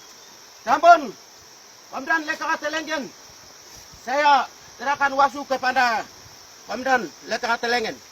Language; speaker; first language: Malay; non-native, local second language; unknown